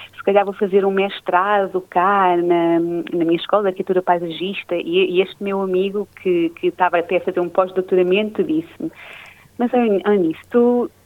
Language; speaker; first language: Portuguese; native; Portuguese